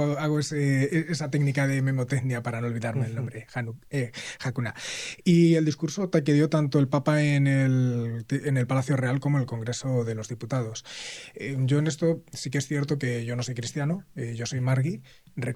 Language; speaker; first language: Spanish; native; Spanish